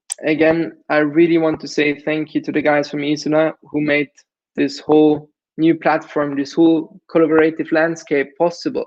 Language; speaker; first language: English; non-native, fluent; German